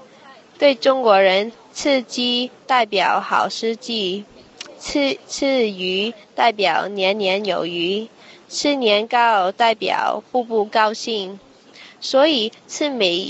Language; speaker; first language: Chinese; non-native, fluent; English